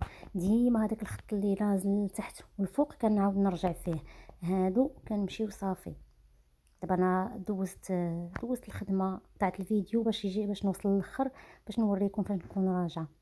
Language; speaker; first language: Arabic; native; Arabic